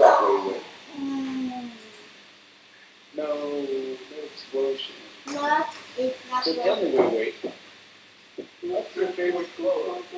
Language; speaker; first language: English; non-native, learner; Chinese